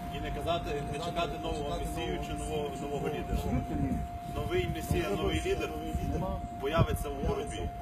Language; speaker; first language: Ukrainian; native; Ukrainian